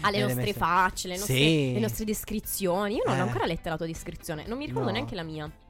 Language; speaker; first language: Italian; native; Italian